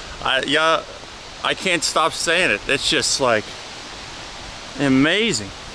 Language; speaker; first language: English; native; English